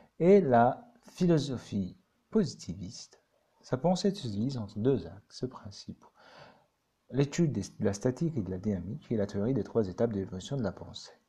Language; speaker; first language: French; non-native, local second language; Arabic